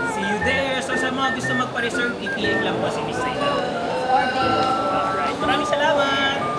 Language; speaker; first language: Filipino; native; Filipino